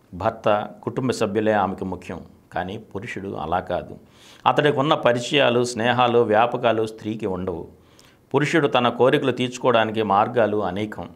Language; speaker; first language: Telugu; native; Telugu